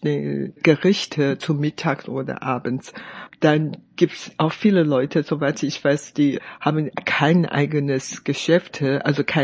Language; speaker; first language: German; non-native, fluent; Chinese